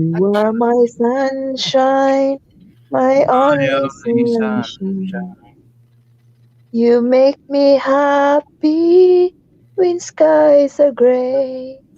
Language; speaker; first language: English; non-native, local second language; Filipino